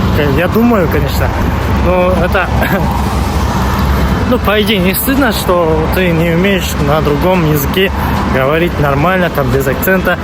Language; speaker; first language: Russian; non-native, local second language; Kazakh